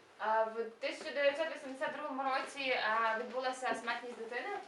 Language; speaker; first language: Ukrainian; native; Ukrainian